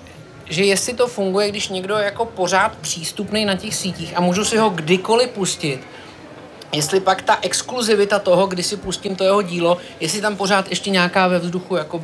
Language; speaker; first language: Czech; native; Czech